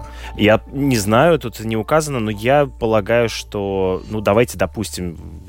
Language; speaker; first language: Russian; native; Russian